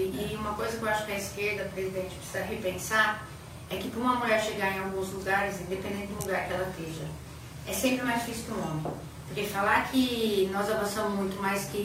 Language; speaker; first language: Portuguese; native; Portuguese